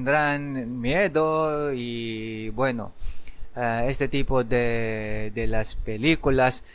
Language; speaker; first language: Spanish; non-native, learner; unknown